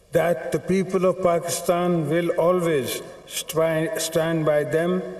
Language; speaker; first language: English; non-native, local second language; Sindhi